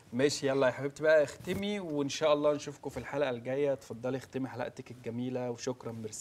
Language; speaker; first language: Arabic; native; Arabic